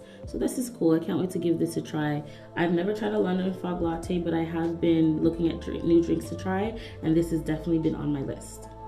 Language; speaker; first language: English; native; English